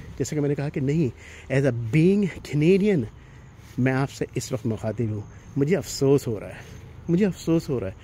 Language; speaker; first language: Hindi; native; Hindi